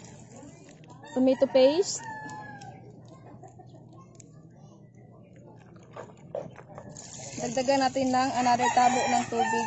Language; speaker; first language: Filipino; non-native, local second language; Cebuano